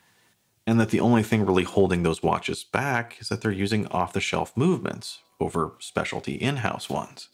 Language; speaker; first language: English; native; English